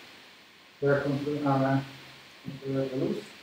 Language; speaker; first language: Spanish; non-native, fluent; Italian